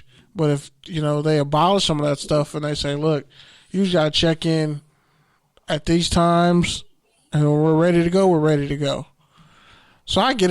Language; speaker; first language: English; native; English